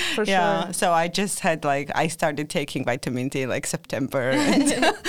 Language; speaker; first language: English; non-native, fluent; Georgian